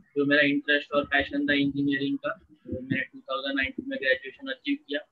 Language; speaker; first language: Hindi; non-native, local second language; Gujarati